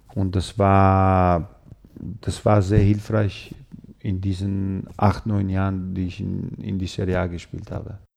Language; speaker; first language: German; non-native, fluent; Albanian